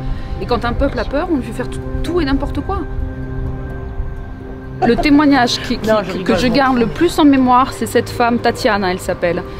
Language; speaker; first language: French; native; French